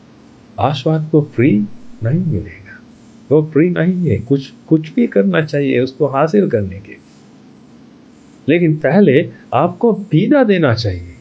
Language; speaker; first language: Hindi; non-native, fluent; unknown